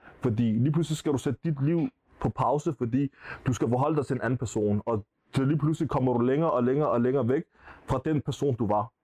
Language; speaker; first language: Danish; early bilingual, other home language; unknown